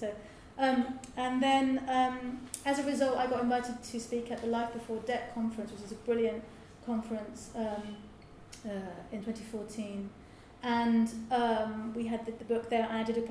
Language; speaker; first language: English; native; English